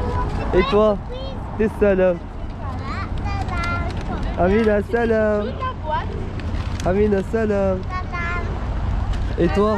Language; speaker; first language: Arabic; native; Arabic